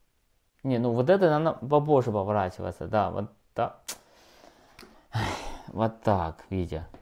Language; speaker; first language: Russian; non-native, learner; Chinese